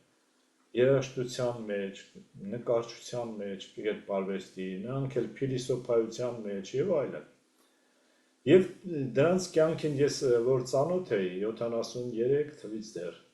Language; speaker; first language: Armenian; native; Armenian